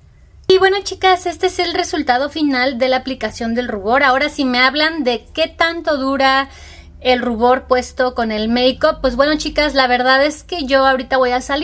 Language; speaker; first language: Spanish; native; Spanish